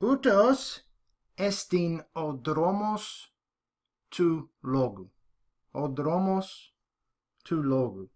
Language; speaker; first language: Greek; non-native, fluent; English